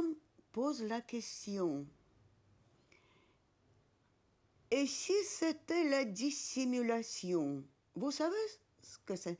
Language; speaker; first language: French; non-native, fluent; Russian